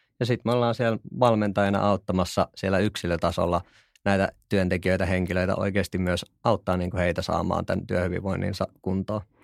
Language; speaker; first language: Finnish; native; Finnish